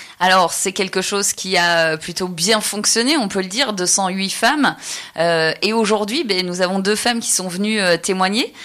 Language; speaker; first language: French; native; French